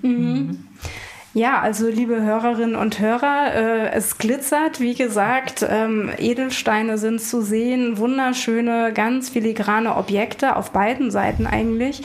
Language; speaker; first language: German; native; German